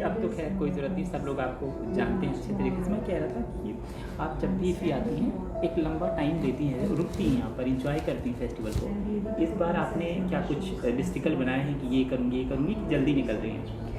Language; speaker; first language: Hindi; native; Hindi